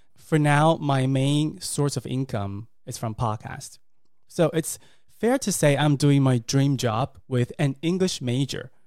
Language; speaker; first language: English; non-native, fluent; Chinese